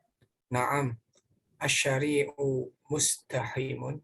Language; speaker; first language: Arabic; non-native, learner; Indonesian